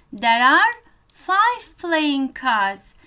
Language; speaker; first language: English; non-native, fluent; Turkish